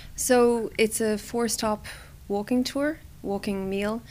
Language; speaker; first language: English; native; English